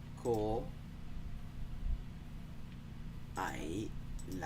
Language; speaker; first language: Vietnamese; non-native, learner; English